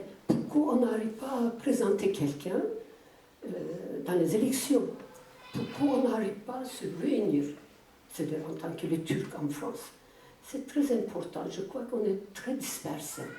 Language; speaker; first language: French; non-native, fluent; Turkish